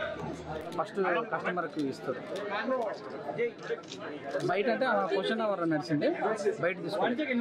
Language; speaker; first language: Telugu; native; Telugu